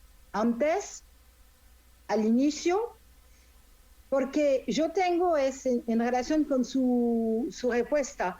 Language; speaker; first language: Spanish; non-native, fluent; French